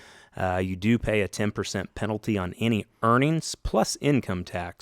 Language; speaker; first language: English; native; English